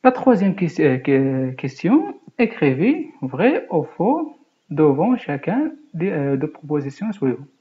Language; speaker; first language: French; non-native, local second language; Arabic